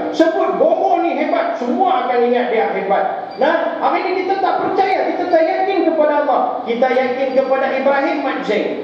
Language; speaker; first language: Malay; non-native, local second language; Tamil